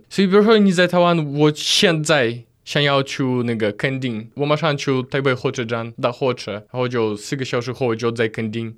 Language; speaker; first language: Chinese; non-native, fluent; Russian